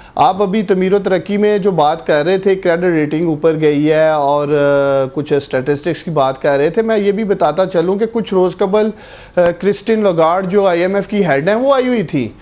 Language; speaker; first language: Urdu; non-native, local second language; Punjabi